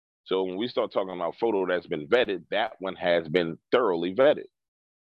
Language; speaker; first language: English; native; English